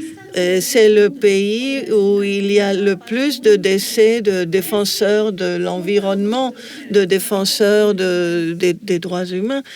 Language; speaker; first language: French; non-native, fluent; Spanish